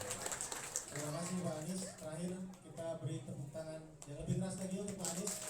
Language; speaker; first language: Indonesian; native; Indonesian